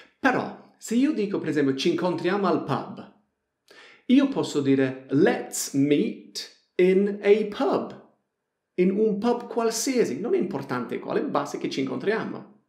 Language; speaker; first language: Italian; non-native, fluent; English